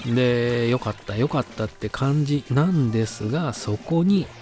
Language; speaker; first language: Japanese; native; Japanese